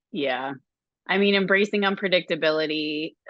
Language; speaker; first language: English; native; English